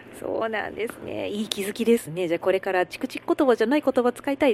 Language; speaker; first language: Japanese; native; Japanese